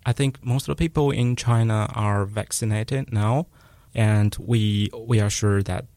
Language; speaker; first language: English; non-native, fluent; Chinese